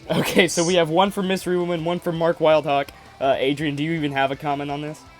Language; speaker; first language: English; native; English